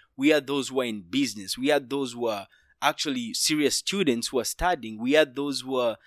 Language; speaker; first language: English; non-native, local second language; Ganda